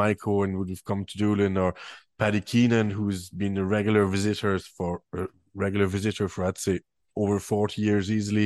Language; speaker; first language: English; non-native, fluent; French